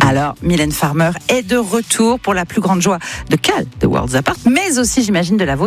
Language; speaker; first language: French; native; French